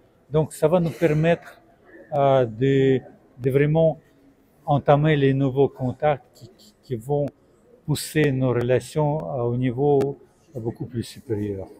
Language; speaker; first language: French; non-native, fluent; Russian